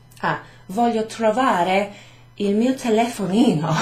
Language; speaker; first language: Italian; non-native, fluent; English